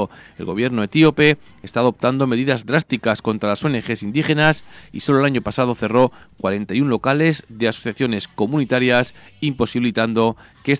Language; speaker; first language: Spanish; native; Spanish